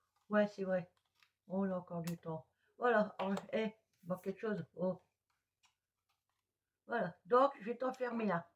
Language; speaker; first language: French; native; French